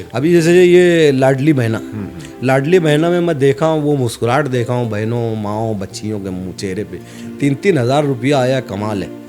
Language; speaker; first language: Hindi; non-native, local second language; Urdu